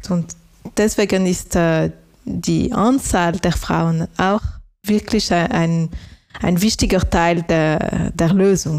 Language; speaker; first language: German; non-native, local second language; French